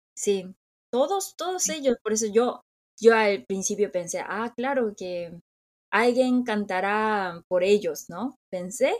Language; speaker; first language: Spanish; non-native, fluent; Korean